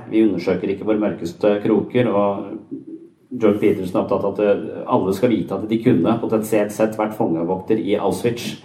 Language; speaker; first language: Norwegian; native; Norwegian